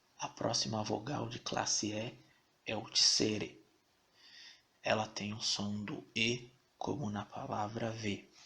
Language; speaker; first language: Portuguese; native; Portuguese